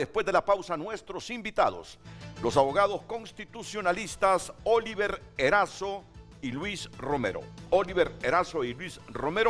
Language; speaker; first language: Spanish; native; Spanish